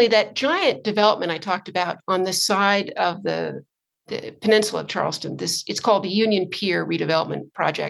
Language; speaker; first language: English; native; English